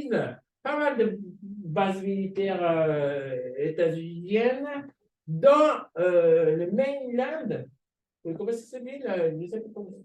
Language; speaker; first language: French; non-native, fluent; Japanese